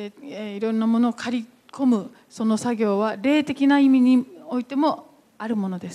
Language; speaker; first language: Japanese; native; Japanese